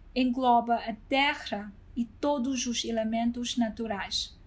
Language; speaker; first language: Portuguese; non-native, fluent; Chinese